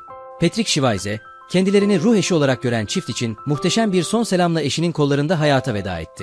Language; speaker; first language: Turkish; native; Turkish